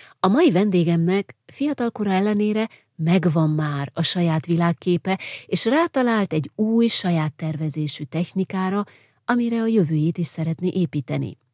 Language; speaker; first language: Hungarian; native; Hungarian